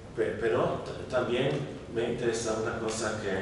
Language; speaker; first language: Spanish; non-native, learner; German